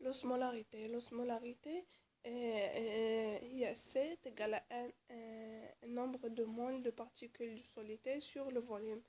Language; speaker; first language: French; non-native, local second language; Arabic